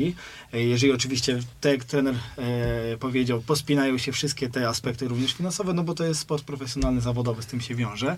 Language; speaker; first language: Polish; native; Polish